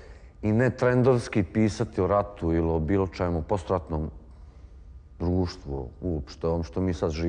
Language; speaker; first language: Croatian; native; Croatian